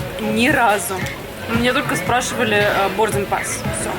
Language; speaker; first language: Russian; native; Russian